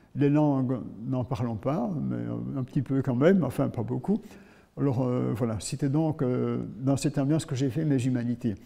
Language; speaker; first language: French; native; French